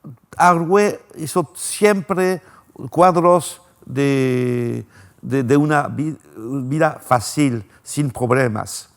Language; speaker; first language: Spanish; non-native, fluent; French